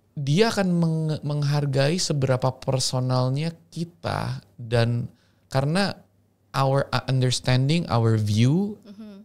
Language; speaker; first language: Indonesian; native; Indonesian